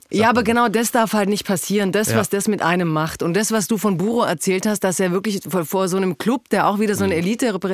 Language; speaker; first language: German; early bilingual, other home language; Croatian